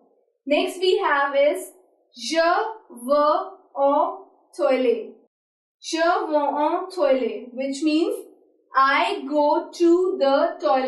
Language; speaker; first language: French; non-native, fluent; Hindi